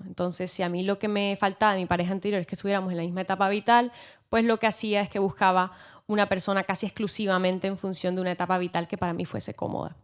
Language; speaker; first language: Spanish; native; Spanish